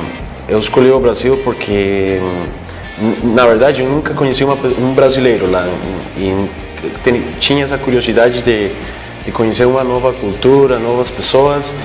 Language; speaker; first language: Portuguese; non-native, fluent; Spanish